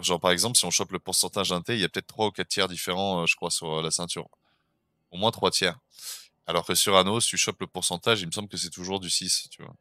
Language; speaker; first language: French; native; French